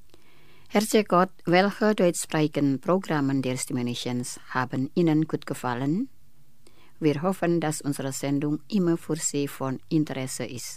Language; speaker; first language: German; non-native, fluent; Indonesian